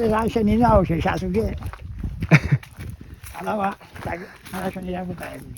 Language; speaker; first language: Russian; non-native, learner; Georgian